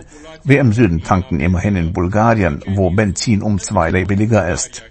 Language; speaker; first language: German; native; German